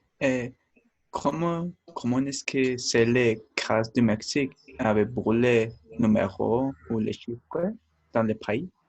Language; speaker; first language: French; non-native, learner; Spanish